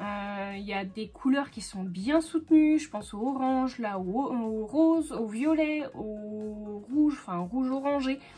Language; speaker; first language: French; native; French